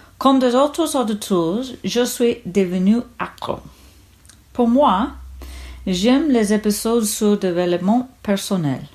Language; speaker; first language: French; non-native, learner; English